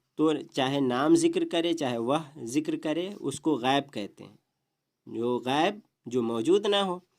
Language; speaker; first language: Urdu; native; Urdu